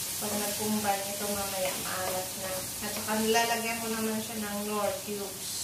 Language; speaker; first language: Filipino; native; Filipino